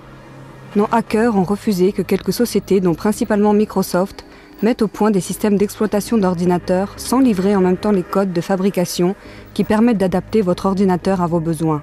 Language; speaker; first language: French; native; French